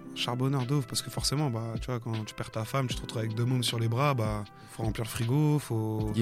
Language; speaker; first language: French; native; French